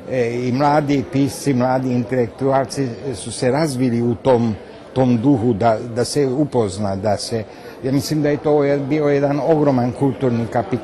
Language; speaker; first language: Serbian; non-native, local second language; Hungarian